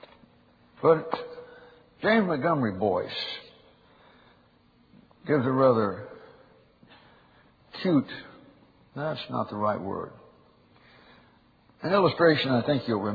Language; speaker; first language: English; native; English